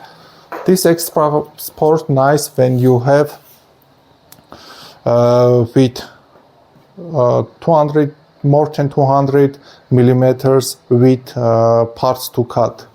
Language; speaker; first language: English; non-native, fluent; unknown